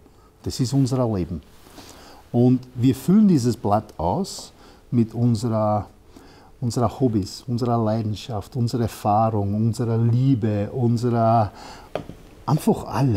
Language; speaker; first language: German; non-native, fluent; English